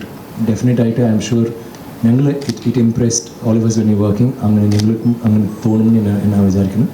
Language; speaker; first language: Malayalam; non-native, learner; Tamil